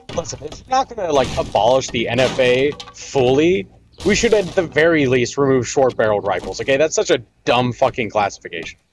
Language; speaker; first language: English; native; English